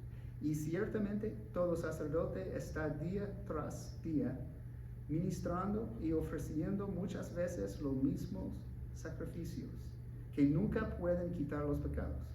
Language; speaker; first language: Spanish; non-native, learner; English